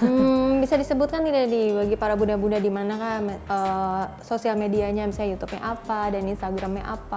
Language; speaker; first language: Indonesian; native; Indonesian